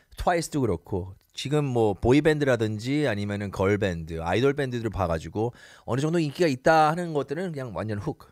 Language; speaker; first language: Korean; early bilingual, heritage; Korean